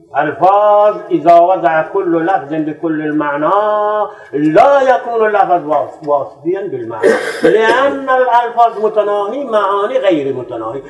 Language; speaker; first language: Arabic; non-native, fluent; Persian